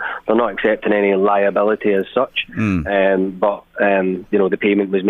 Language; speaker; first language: English; native; English